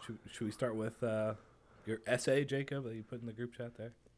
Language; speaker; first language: English; native; English